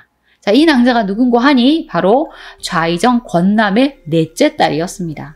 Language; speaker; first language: Korean; native; Korean